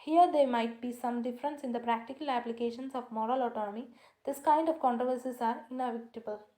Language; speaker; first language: English; non-native, local second language; Malayalam